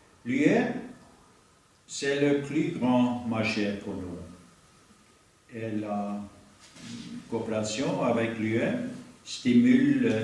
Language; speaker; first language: French; non-native, learner; Norwegian